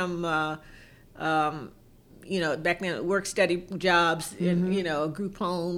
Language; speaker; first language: English; native; English